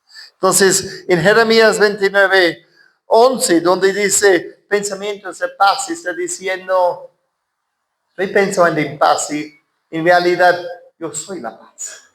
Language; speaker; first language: Spanish; non-native, fluent; English